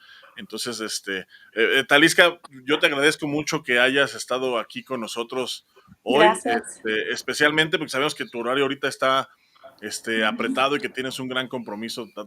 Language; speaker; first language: Spanish; native; Spanish